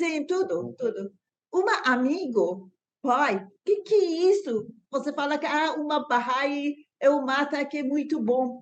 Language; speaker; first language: Portuguese; non-native, learner; Persian